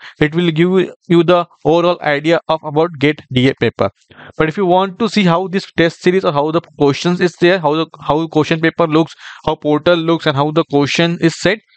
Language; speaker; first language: English; non-native, local second language; Marathi